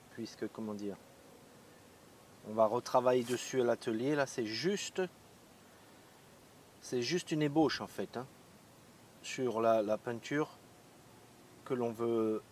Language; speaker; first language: French; native; French